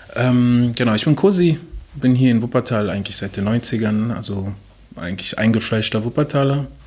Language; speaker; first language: German; early bilingual, other home language; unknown